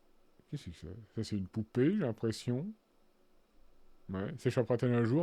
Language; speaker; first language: French; native; French